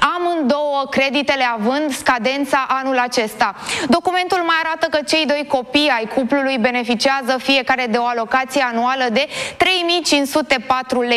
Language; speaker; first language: Romanian; native; Romanian